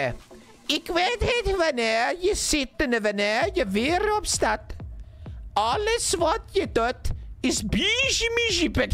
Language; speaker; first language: Dutch; non-native, learner; German